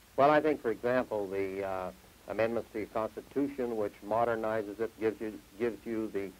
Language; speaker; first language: English; native; English